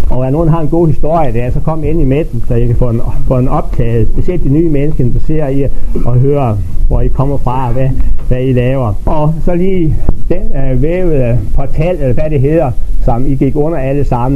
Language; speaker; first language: Danish; native; Danish